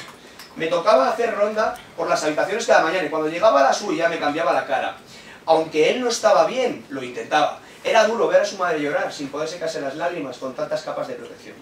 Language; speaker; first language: Spanish; native; Spanish